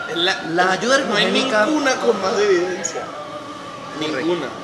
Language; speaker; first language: Spanish; native; Spanish